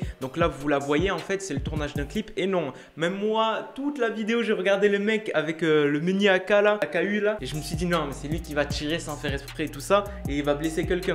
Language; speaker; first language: French; native; French